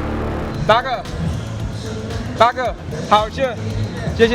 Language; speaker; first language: Chinese; non-native, learner; Indonesian